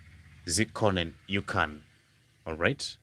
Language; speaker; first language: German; non-native, fluent; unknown